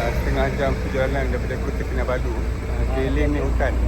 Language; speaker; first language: Malay; native; Malay